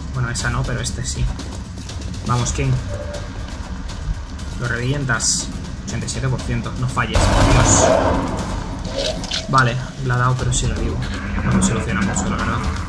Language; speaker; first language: Spanish; native; Spanish